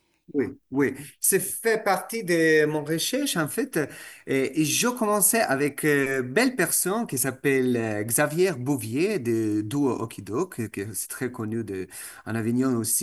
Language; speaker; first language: French; non-native, fluent; Russian